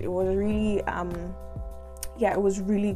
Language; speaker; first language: English; non-native, local second language; Igbo